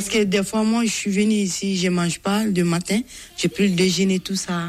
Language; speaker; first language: French; non-native, learner; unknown